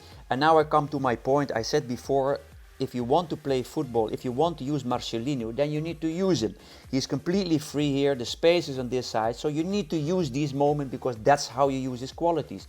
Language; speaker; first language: English; non-native, fluent; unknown